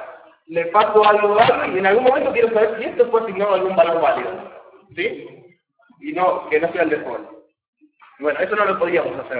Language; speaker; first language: Spanish; native; Spanish